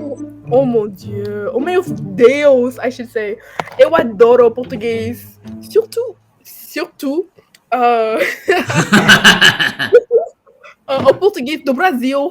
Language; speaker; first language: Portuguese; non-native, learner; English